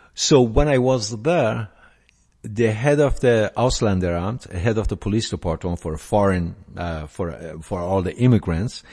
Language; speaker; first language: English; non-native, fluent; Persian